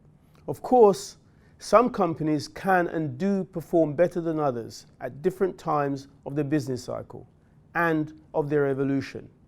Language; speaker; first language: English; native; English